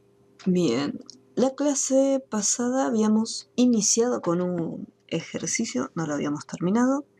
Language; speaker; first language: Spanish; native; Spanish